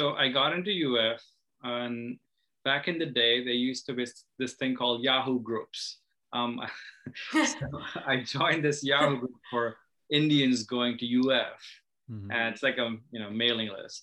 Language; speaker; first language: English; non-native, local second language; Hindi